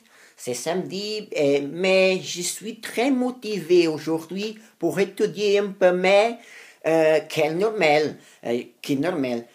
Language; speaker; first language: French; non-native, learner; Spanish